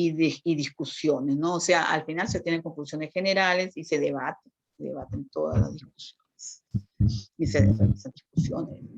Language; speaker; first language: Spanish; native; Spanish